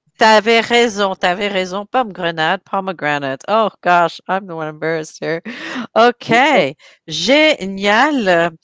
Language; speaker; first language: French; native; French